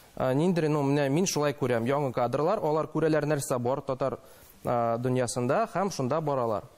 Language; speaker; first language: Tatar; non-native, local second language; Russian